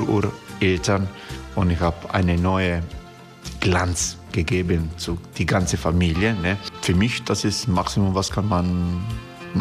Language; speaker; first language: German; non-native, learner; Croatian